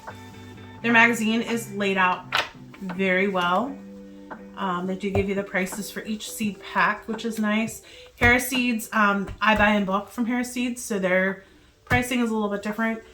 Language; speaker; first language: English; native; English